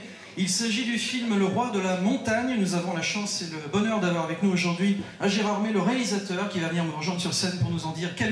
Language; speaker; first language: French; native; French